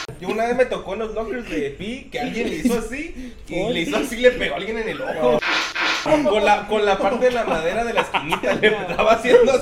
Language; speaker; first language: Spanish; native; Spanish